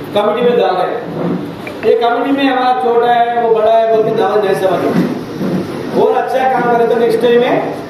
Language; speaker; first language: Hindi; native; Hindi